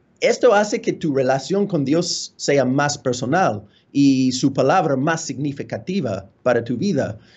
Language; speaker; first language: Spanish; non-native, fluent; English